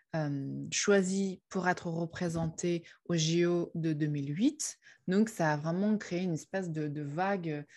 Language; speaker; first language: French; non-native, fluent; Chinese